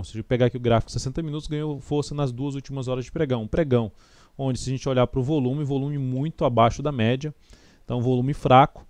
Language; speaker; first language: Portuguese; native; Portuguese